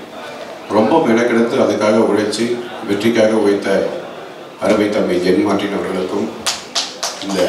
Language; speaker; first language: Tamil; native; Tamil